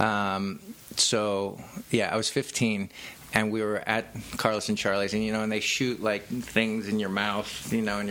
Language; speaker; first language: English; native; English